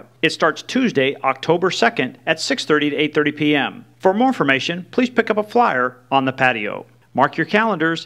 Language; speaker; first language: English; native; English